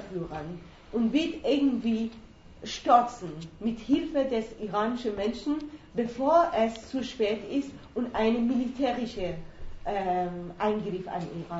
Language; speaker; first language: German; non-native, fluent; Persian